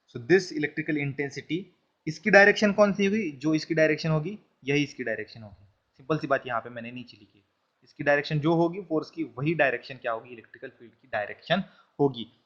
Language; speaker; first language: Hindi; non-native, local second language; Marathi